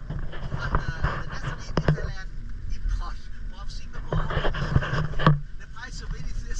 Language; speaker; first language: English; non-native, learner; Thai